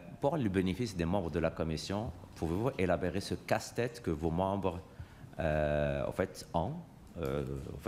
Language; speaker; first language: French; native; French